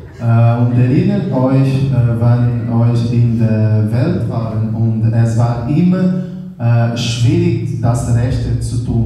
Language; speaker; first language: German; non-native, learner; Portuguese